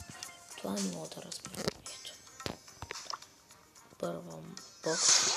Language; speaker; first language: Bulgarian; non-native, local second language; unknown